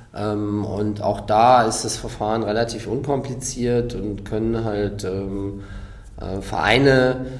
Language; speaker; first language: German; native; German